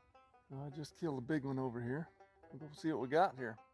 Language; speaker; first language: English; native; English